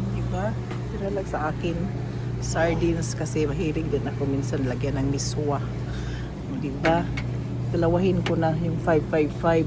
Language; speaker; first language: Filipino; non-native, local second language; Cebuano